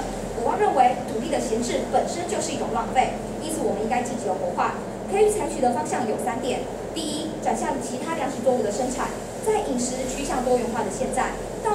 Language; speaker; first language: Chinese; native; Chinese